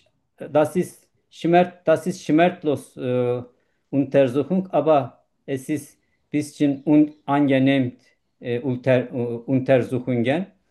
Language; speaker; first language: German; non-native, learner; Turkish